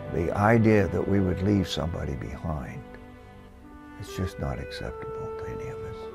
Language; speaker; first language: English; native; English